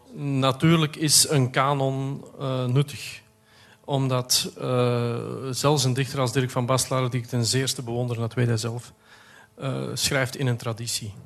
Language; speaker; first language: Dutch; native; Dutch